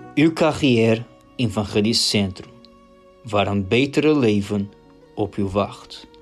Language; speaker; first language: Dutch; non-native, fluent; Portuguese